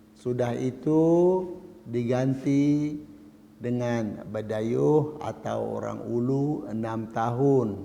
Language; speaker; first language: Malay; non-native, local second language; Iban